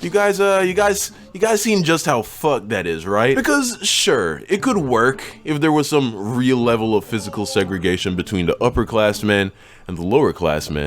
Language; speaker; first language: English; native; English